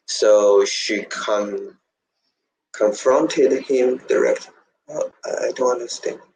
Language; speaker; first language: English; non-native, learner; Chinese